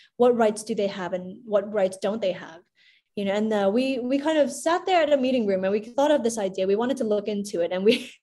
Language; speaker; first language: English; non-native, local second language; Cantonese